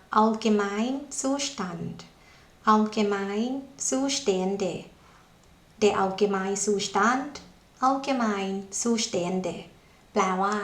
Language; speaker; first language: German; non-native, fluent; Thai